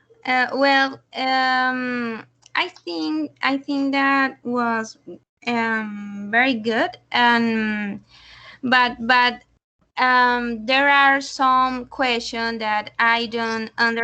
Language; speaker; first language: English; non-native, learner; Spanish